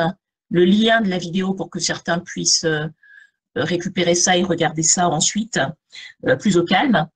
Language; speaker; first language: French; native; French